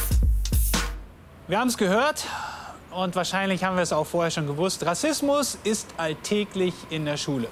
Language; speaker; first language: German; native; German